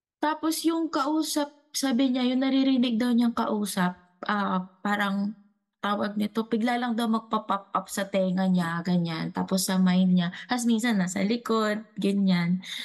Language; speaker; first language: Filipino; non-native, local second language; Cebuano